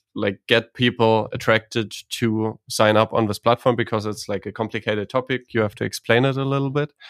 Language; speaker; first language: English; non-native, fluent; Croatian